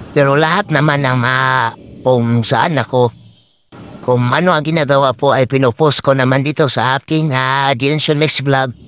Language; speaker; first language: Filipino; non-native, local second language; Cebuano